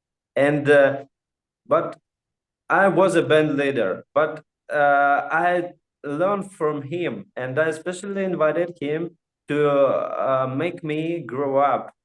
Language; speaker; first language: English; non-native, fluent; Russian